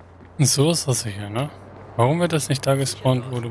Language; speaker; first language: German; native; German